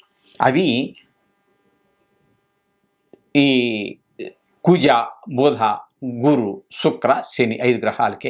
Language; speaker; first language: Telugu; native; Telugu